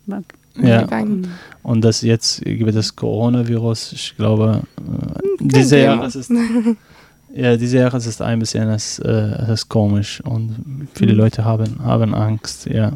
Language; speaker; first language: German; non-native, learner; Arabic